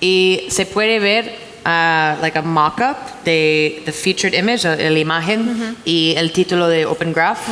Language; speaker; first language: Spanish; non-native, fluent; English